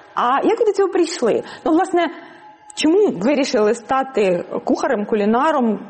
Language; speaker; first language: Ukrainian; native; Ukrainian